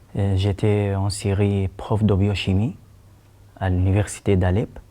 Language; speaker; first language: French; non-native, learner; Arabic